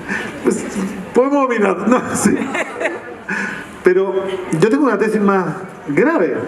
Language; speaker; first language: Spanish; native; Spanish